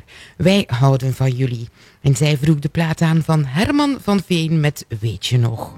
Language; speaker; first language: Dutch; native; Dutch